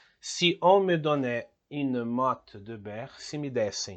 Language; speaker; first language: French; non-native, fluent; Portuguese